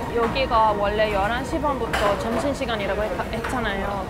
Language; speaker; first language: Korean; non-native, fluent; Italian